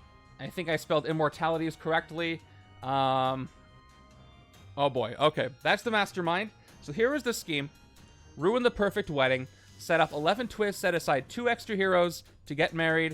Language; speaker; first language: English; native; English